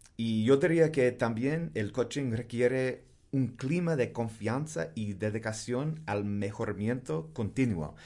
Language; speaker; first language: Spanish; non-native, fluent; English